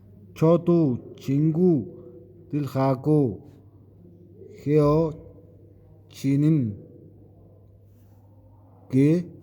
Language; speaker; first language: Korean; non-native, learner; Mongolian